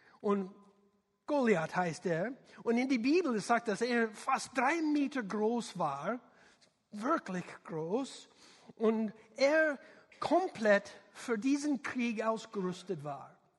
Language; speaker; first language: German; non-native, learner; English